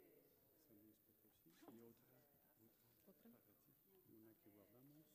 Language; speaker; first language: Spanish; non-native, fluent; French